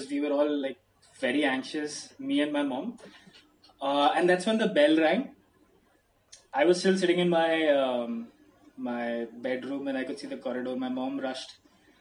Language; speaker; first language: English; non-native, local second language; Hindi